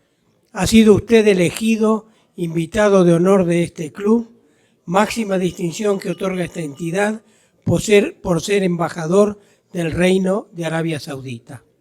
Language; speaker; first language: Spanish; native; Spanish